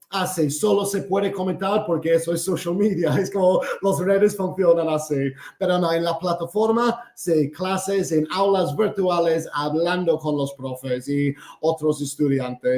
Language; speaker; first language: Spanish; non-native, fluent; English